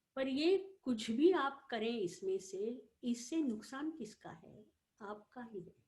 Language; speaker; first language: Hindi; non-native, local second language; Marathi